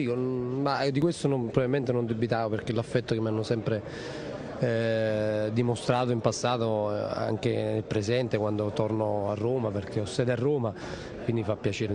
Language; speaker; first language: Italian; native; Italian